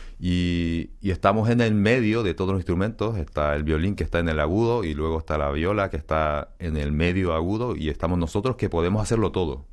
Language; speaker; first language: Spanish; early bilingual, other home language; Korean